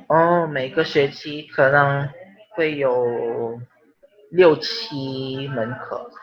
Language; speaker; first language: Chinese; non-native, learner; Filipino